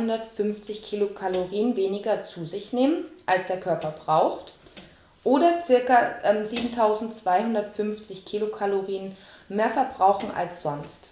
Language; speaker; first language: German; native; German